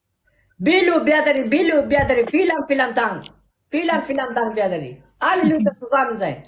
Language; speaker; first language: German; non-native, learner; Persian